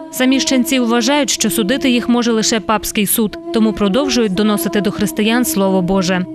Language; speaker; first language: Ukrainian; native; Ukrainian